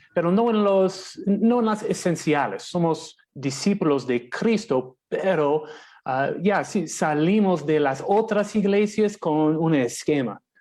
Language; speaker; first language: Spanish; non-native, fluent; English